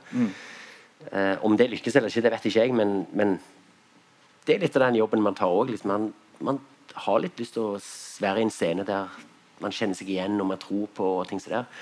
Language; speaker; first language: Norwegian; native; Norwegian